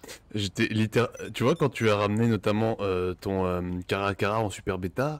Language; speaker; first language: French; native; French